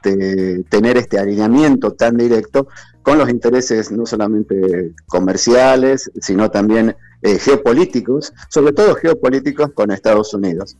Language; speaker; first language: Spanish; native; Spanish